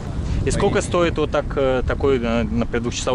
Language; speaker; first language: Russian; native; Russian